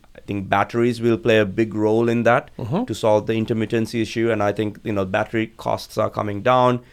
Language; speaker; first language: English; non-native, local second language; Sinhala